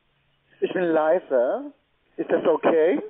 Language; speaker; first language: German; non-native, learner; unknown